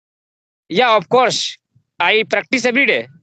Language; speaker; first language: English; non-native, learner; Hindi